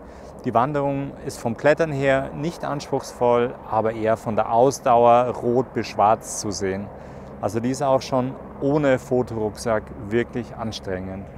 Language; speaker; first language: German; native; German